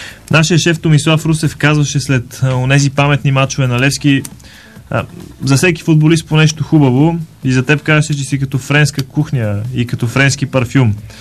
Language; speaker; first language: Bulgarian; native; Bulgarian